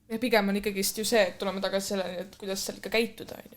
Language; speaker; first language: Estonian; native; Estonian